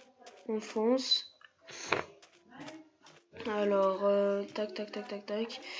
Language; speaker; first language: French; native; French